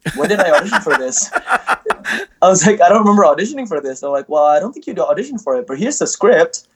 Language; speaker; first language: English; early bilingual, other home language; Indonesian